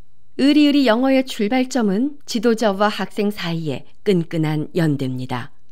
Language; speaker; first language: Korean; native; Korean